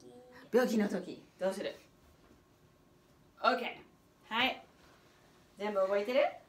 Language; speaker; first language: Japanese; non-native, fluent; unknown